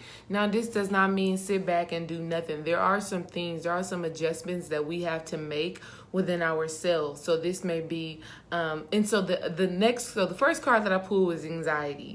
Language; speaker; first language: English; native; English